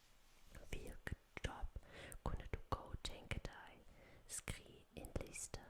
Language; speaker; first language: Danish; non-native, learner; German